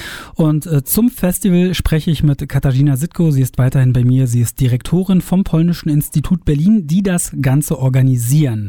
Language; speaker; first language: German; native; German